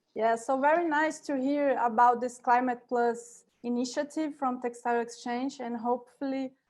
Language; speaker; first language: English; non-native, fluent; Portuguese